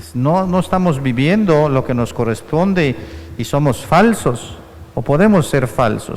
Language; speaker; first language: Spanish; native; Spanish